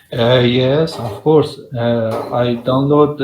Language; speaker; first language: English; non-native, learner; Persian